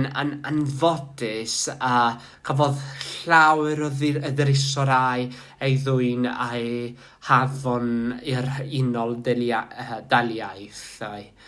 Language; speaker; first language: Welsh; non-native, learner; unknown